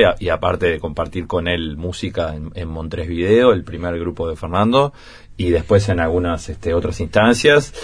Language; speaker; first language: Spanish; native; Spanish